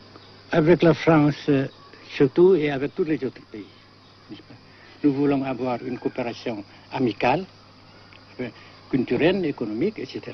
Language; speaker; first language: French; non-native, local second language; Vietnamese